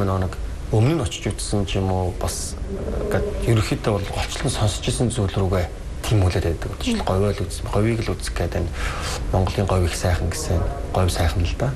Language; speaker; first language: Mongolian; native; Mongolian